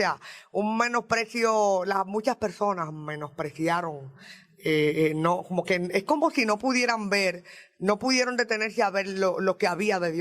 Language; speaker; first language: Spanish; native; Spanish